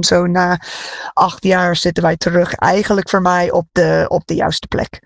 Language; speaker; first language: Dutch; non-native, fluent; English